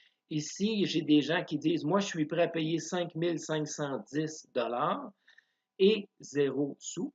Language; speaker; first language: French; native; French